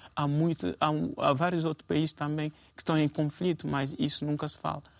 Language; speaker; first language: Portuguese; non-native, fluent; Fula